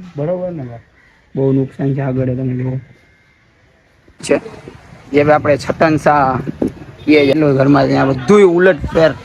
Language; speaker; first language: Gujarati; native; Gujarati